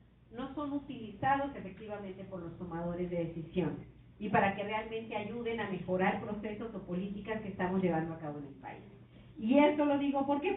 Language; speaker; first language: Spanish; native; Spanish